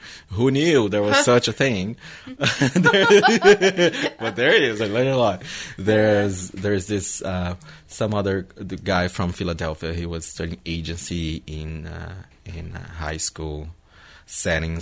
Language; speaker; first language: English; non-native, fluent; Portuguese